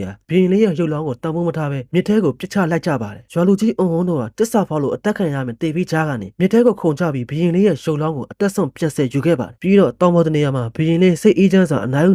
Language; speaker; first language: Burmese; native; Burmese